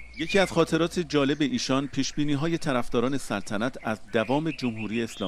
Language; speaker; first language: Persian; native; Persian